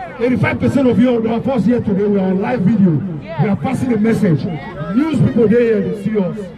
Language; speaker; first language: English; non-native, local second language; Bini